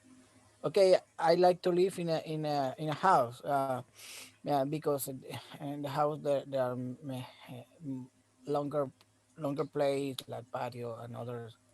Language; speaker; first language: English; non-native, learner; Spanish